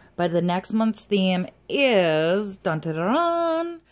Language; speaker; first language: English; native; English